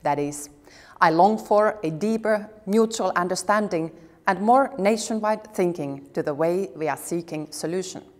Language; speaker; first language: English; non-native, fluent; Finnish